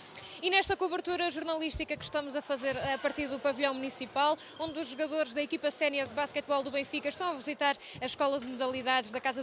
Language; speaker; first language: Portuguese; native; Portuguese